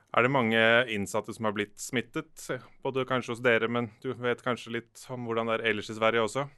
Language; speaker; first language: Norwegian; native; Norwegian